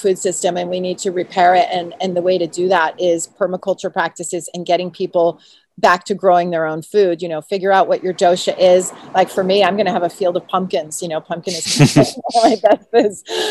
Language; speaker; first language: English; native; English